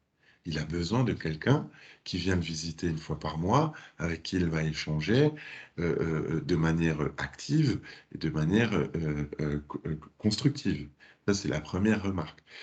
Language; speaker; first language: French; native; French